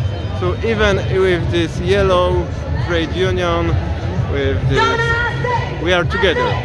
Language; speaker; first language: English; non-native, fluent; Polish